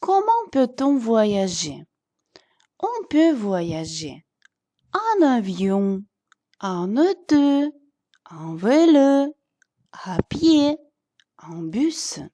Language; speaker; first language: French; non-native, fluent; Russian